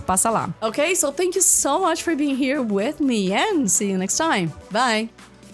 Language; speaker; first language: English; non-native, fluent; Portuguese